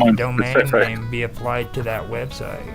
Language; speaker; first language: English; native; English